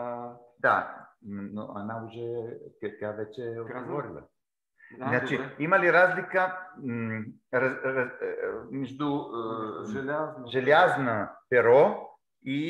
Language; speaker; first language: Russian; non-native, learner; Bulgarian